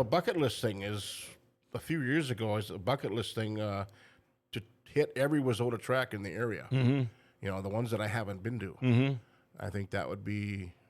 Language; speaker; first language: English; native; English